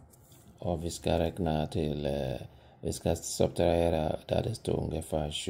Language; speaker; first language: Swedish; non-native, fluent; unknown